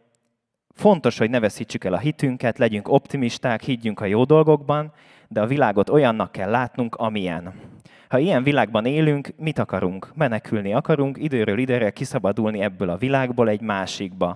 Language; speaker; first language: Hungarian; native; Hungarian